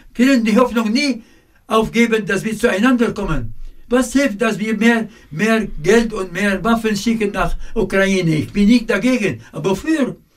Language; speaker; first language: German; non-native, fluent; Arabic